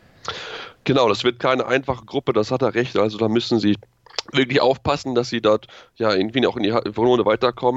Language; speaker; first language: German; native; German